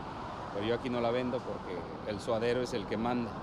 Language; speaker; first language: Spanish; native; Spanish